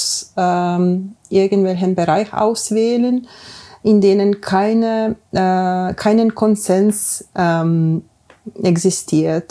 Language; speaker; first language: German; non-native, fluent; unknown